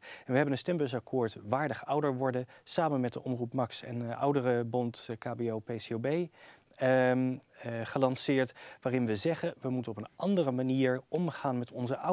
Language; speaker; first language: Dutch; native; Dutch